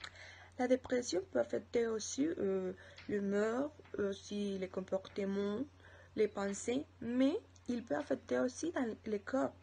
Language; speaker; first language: French; non-native, learner; Spanish